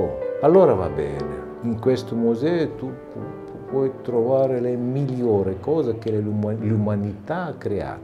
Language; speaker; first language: Italian; non-native, learner; Russian